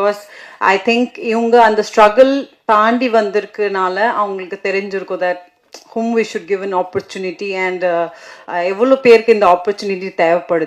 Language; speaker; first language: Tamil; non-native, fluent; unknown